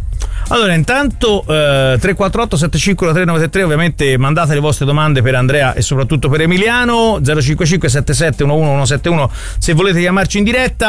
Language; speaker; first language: Italian; native; Italian